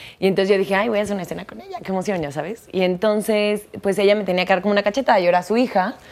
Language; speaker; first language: Spanish; native; Spanish